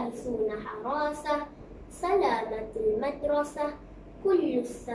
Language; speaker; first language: Arabic; non-native, learner; Malay